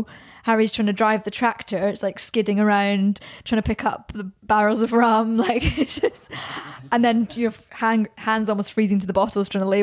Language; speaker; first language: English; native; English